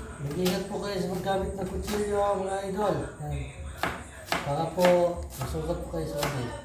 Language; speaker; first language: Filipino; non-native, local second language; Cebuano